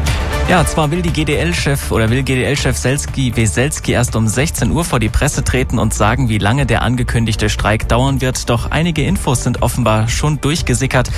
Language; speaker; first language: German; native; German